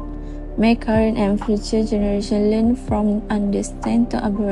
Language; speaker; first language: English; non-native, local second language; Malay